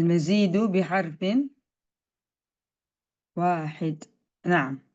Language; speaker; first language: Arabic; non-native, fluent; Indonesian